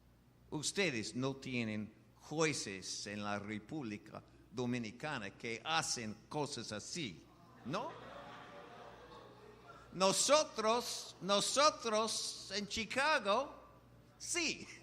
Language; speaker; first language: Spanish; non-native, fluent; English